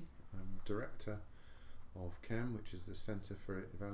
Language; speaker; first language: English; native; English